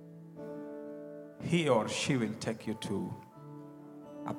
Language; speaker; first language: English; non-native, local second language; Luo (Kenya and Tanzania)